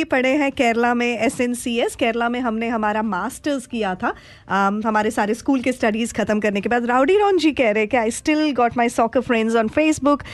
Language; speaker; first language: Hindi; non-native, local second language; Gujarati